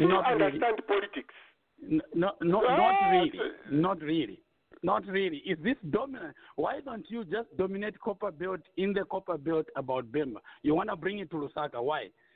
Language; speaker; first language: English; non-native, local second language; Nyanja